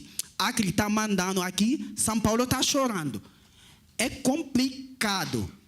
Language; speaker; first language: Portuguese; non-native, learner; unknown